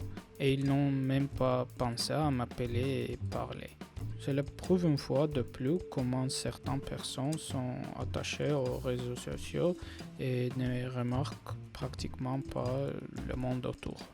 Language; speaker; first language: French; non-native, learner; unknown